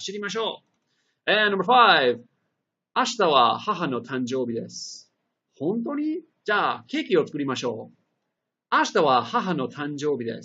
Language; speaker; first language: Japanese; non-native, fluent; English